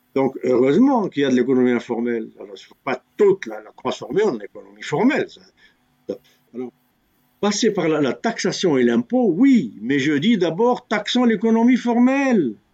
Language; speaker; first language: French; non-native, local second language; Kabyle